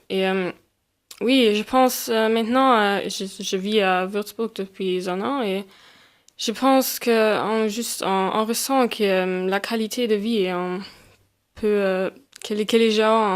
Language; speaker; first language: French; non-native, fluent; German